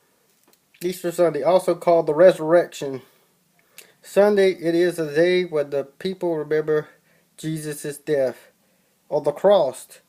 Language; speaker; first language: English; native; English